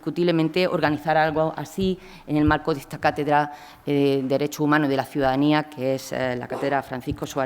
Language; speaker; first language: Spanish; native; Spanish